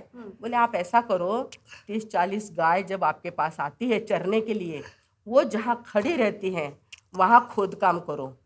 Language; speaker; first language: Hindi; non-native, local second language; Marathi